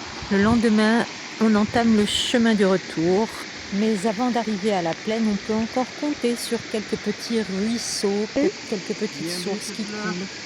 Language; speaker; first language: French; native; French